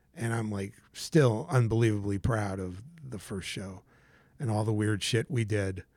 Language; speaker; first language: English; native; English